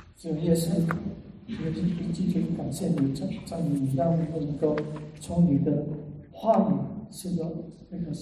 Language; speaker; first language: Chinese; non-native, fluent; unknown